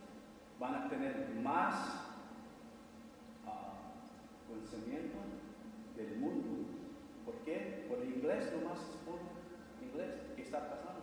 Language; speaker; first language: Spanish; non-native, learner; English